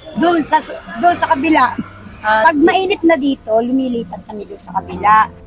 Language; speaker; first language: Filipino; native; Filipino